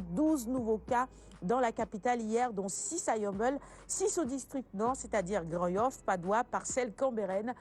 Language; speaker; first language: French; non-native, local second language; Wolof